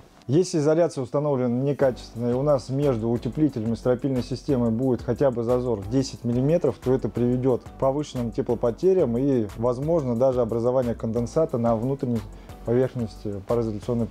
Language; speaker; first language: Russian; native; Russian